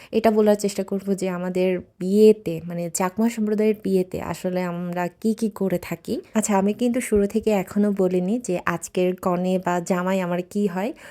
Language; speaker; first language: Bangla; non-native, local second language; Chakma